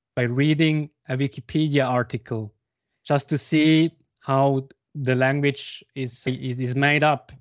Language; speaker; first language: English; non-native, fluent; Swiss German